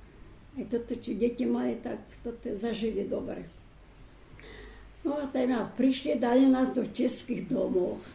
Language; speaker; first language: Slovak; early bilingual, heritage; Slovak